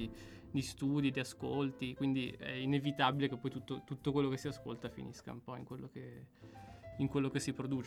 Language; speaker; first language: Italian; native; Italian